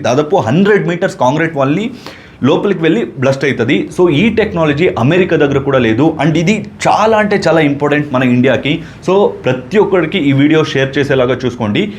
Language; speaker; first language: Telugu; non-native, local second language; Kannada